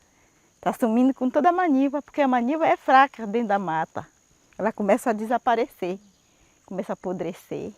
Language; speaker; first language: Portuguese; non-native, local second language; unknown